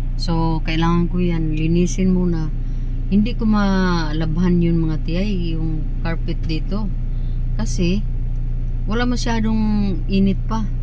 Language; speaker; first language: Filipino; non-native, local second language; Cebuano